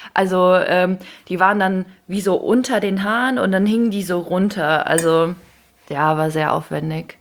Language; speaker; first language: German; early bilingual, other home language; Ukrainian